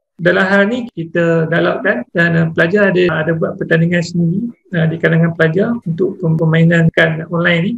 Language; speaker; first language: Malay; native; Malay